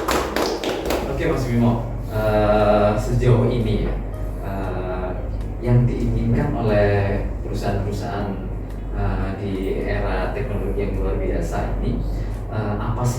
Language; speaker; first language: Indonesian; non-native, local second language; Javanese